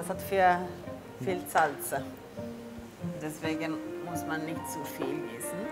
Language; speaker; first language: German; non-native, learner; Italian